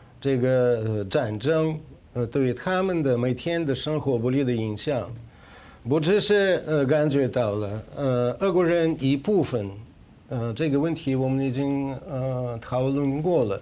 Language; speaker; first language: Chinese; non-native, fluent; Russian